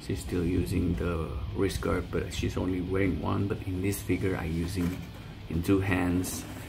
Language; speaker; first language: English; non-native, fluent; Indonesian